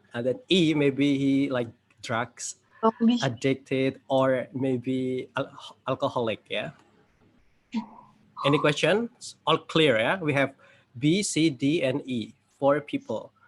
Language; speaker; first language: English; non-native, fluent; Indonesian